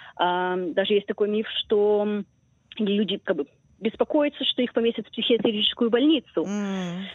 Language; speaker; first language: Russian; early bilingual, heritage; Russian